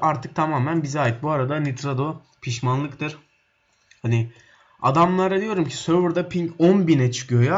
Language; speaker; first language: Turkish; native; Turkish